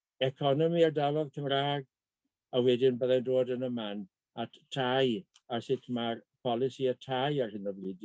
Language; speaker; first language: Welsh; native; Welsh